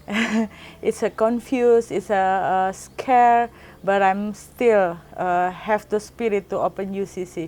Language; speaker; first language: English; non-native, learner; Indonesian